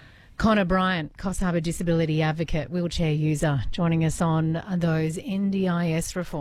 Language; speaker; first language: English; native; English